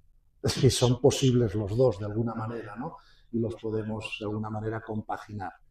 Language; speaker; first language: Spanish; native; Spanish